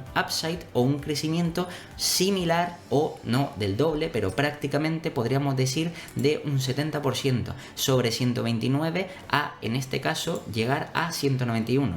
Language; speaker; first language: Spanish; native; Spanish